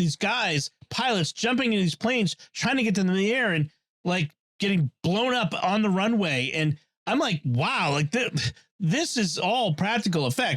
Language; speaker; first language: English; native; English